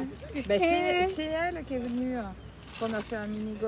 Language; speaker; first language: French; native; French